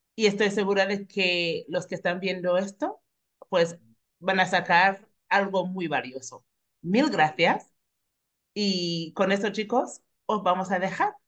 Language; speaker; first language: Spanish; non-native, fluent; English